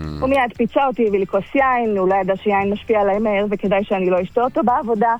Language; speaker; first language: Hebrew; non-native, fluent; Turkish